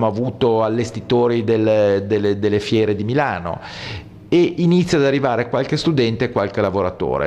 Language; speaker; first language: Italian; native; Italian